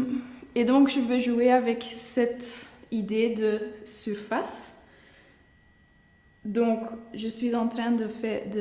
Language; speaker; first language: French; non-native, local second language; Dutch